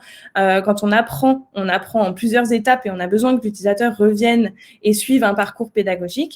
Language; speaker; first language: French; native; French